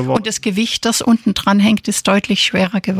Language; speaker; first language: German; native; German